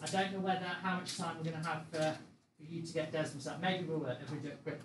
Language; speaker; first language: English; native; English